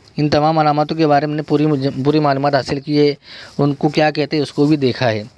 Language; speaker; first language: Hindi; non-native, local second language; Urdu